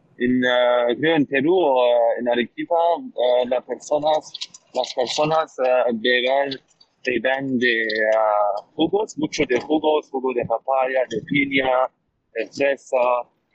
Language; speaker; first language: Spanish; non-native, learner; German